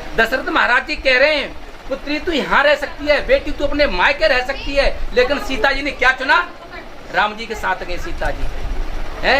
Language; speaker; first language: Hindi; native; Hindi